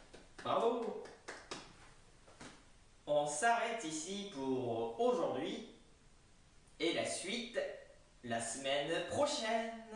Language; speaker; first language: French; non-native, fluent; Japanese